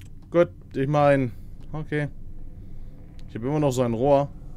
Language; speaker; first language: German; native; German